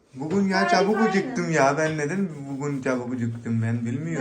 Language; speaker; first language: Turkish; non-native, learner; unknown